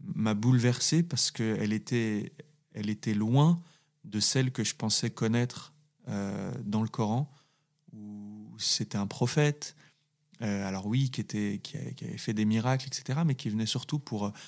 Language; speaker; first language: French; native; French